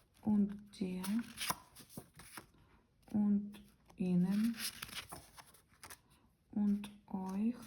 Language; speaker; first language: German; non-native, learner; Ukrainian